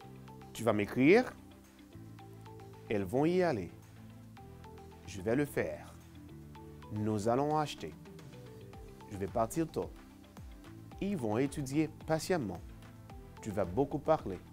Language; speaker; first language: French; non-native, fluent; Spanish